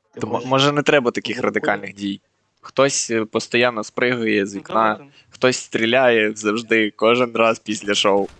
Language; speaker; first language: Ukrainian; native; Ukrainian